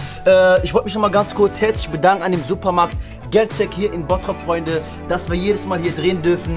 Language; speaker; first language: German; native; German